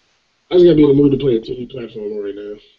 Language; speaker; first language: English; native; English